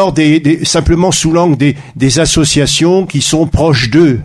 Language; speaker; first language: French; native; French